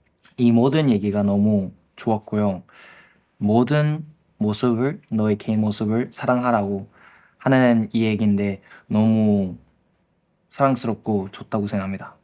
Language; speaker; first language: Korean; early bilingual, heritage; English